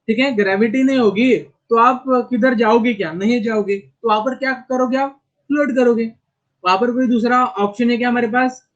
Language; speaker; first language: Hindi; non-native, local second language; Marathi